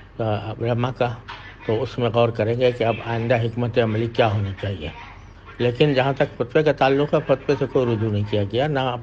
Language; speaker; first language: Urdu; native; Urdu